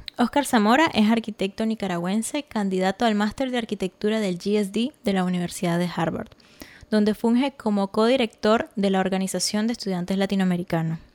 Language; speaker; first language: Spanish; native; Spanish